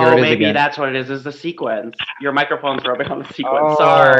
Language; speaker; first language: English; native; English